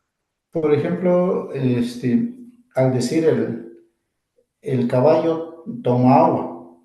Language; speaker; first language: Spanish; non-native, local second language; Zapotec